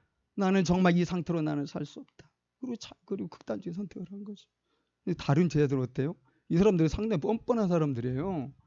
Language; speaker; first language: Korean; native; Korean